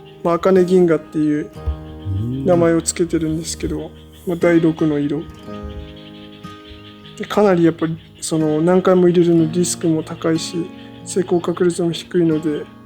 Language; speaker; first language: Japanese; native; Japanese